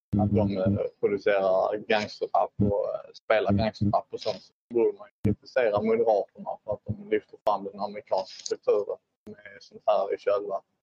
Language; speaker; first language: Swedish; native; Swedish